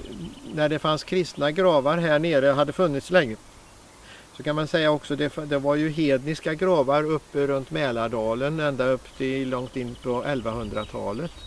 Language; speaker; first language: Swedish; native; Swedish